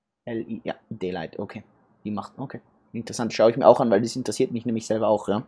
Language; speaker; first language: German; native; German